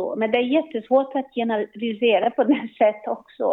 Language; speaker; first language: Swedish; non-native, learner; Portuguese